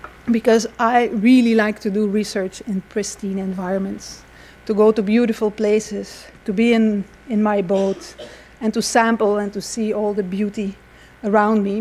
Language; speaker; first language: English; non-native, fluent; Dutch